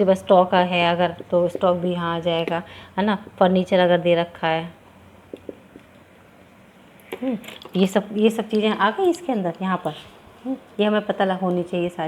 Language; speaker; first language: Hindi; native; Hindi